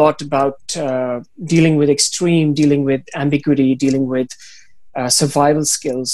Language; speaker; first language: English; non-native, local second language; Hindi